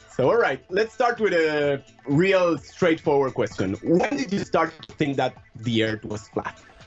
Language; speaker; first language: English; non-native, fluent; Spanish